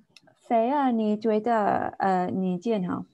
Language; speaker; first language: Chinese; non-native, learner; English